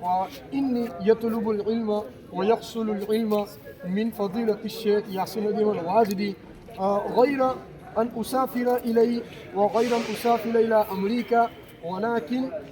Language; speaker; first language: Arabic; non-native, learner; Urdu